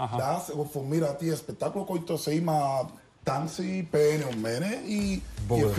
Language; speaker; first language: Bulgarian; non-native, learner; Spanish